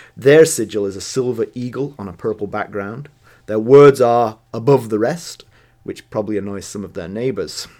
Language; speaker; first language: English; native; English